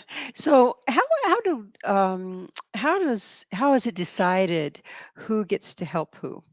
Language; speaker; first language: English; native; English